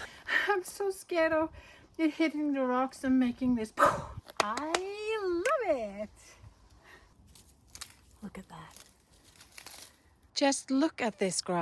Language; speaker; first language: English; non-native, fluent; Norwegian